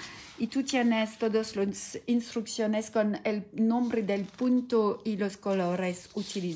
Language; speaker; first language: Spanish; non-native, learner; French